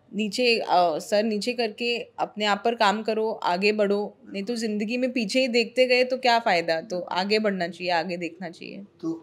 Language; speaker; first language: Hindi; non-native, local second language; Marathi